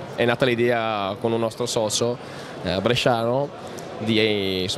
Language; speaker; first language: Italian; native; Italian